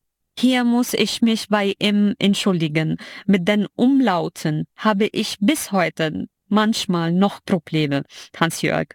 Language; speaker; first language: German; non-native, fluent; Arabic